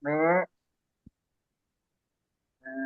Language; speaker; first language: Hindi; non-native, learner; Bangla